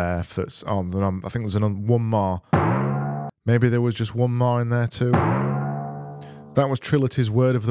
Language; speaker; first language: English; native; English